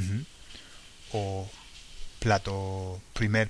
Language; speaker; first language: Spanish; non-native, learner; English